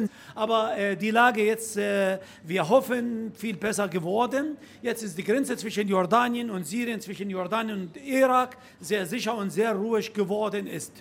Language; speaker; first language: German; non-native, fluent; Arabic